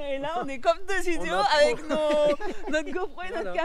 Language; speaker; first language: French; native; French